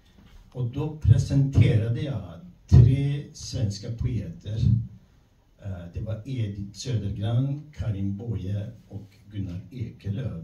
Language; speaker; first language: Swedish; non-native, fluent; Kurdish